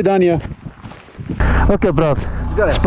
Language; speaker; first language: Russian; non-native, learner; Urdu